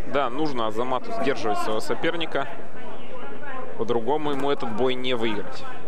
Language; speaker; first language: Russian; native; Russian